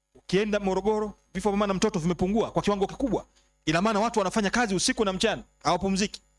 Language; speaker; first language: Swahili; native; Swahili